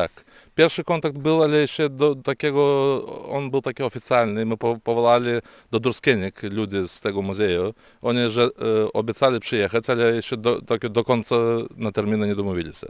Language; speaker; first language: Polish; non-native, learner; Lithuanian